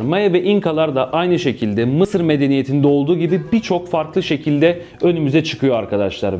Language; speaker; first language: Turkish; native; Turkish